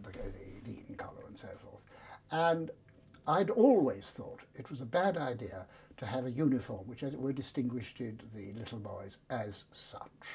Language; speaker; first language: English; native; English